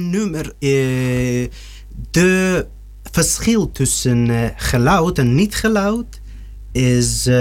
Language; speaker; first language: Dutch; non-native, learner; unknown